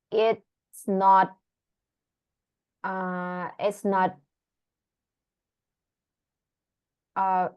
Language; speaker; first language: English; non-native, learner; Indonesian